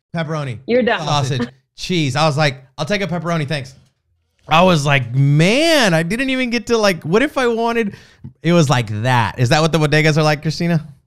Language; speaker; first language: English; native; English